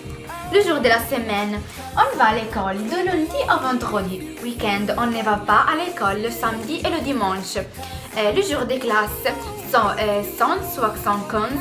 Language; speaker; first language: French; non-native, learner; Italian